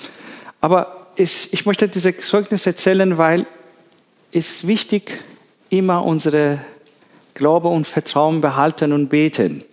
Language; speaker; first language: German; non-native, learner; Persian